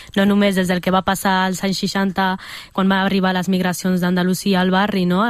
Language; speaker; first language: Catalan; early bilingual, other home language; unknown